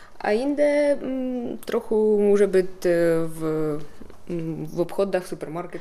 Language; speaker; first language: Czech; non-native, learner; Ukrainian